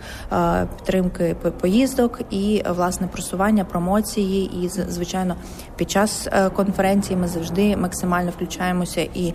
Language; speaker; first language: Ukrainian; native; Ukrainian